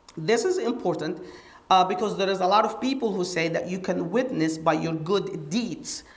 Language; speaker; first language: English; non-native, fluent; Arabic